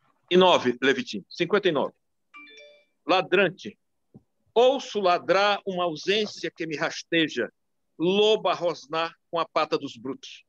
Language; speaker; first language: Portuguese; native; Portuguese